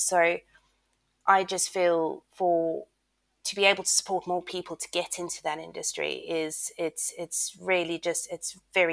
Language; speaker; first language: English; native; English